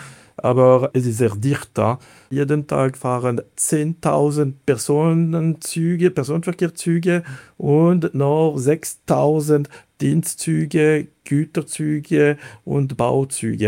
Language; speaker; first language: German; non-native, fluent; Italian